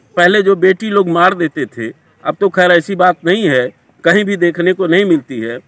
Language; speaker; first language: Hindi; native; Hindi